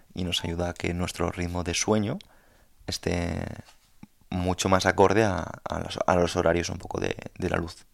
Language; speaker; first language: Spanish; native; Spanish